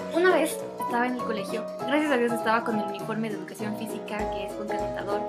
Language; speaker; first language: Spanish; native; Spanish